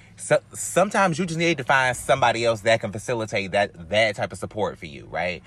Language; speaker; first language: English; native; English